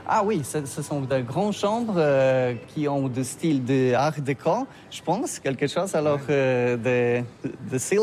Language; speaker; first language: French; non-native, learner; Polish